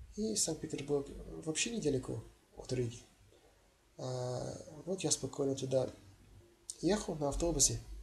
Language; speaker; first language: Russian; non-native, learner; English